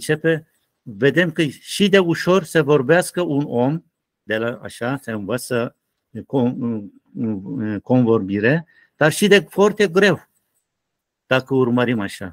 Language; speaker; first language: Romanian; non-native, learner; Turkish